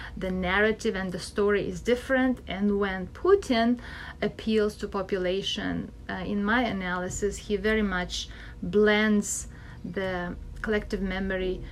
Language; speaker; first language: English; non-native, fluent; Russian